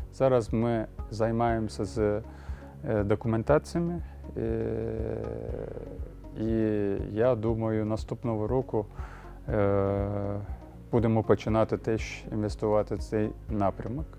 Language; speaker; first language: Ukrainian; non-native, learner; Turkish